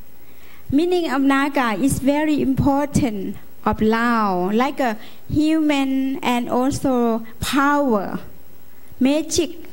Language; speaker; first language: English; non-native, learner; Lao